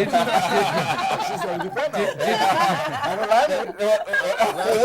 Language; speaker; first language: English; native; English